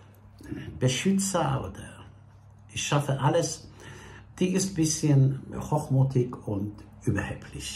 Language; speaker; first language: German; non-native, fluent; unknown